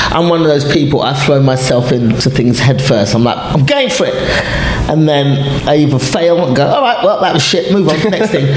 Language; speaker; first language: English; native; English